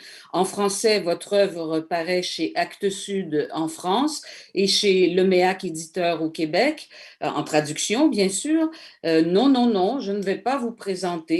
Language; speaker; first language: French; native; French